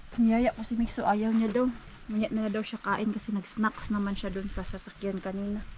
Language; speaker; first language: Filipino; non-native, local second language; Cebuano